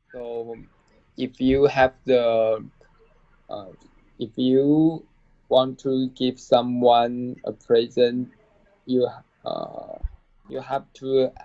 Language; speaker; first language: English; non-native, learner; Chinese